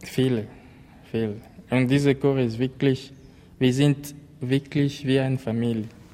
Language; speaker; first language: German; non-native, learner; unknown